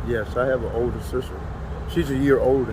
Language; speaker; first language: English; native; English